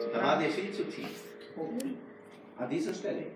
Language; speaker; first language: German; native; German